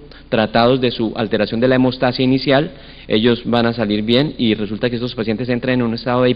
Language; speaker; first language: Spanish; native; Spanish